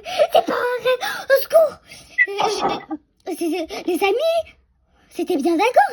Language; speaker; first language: French; native; French